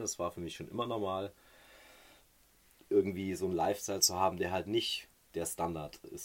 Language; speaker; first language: German; native; German